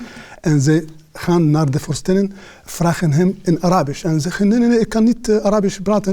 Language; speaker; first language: Dutch; non-native, learner; Arabic